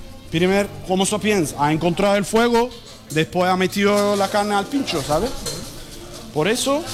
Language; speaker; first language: Spanish; non-native, learner; Turkish